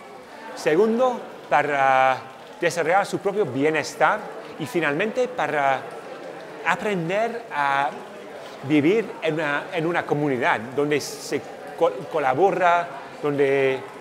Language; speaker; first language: Spanish; non-native, fluent; English